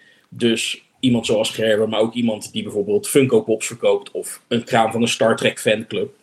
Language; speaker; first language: Dutch; native; Dutch